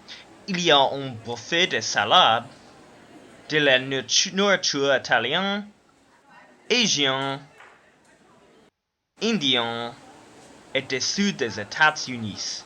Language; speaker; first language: French; non-native, learner; English